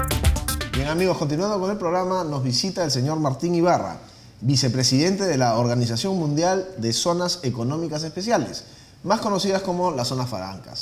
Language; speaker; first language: Spanish; native; Spanish